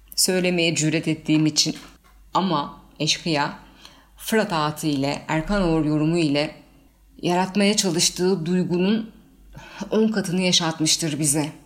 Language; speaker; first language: Turkish; native; Turkish